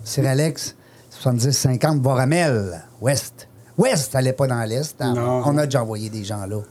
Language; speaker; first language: French; native; French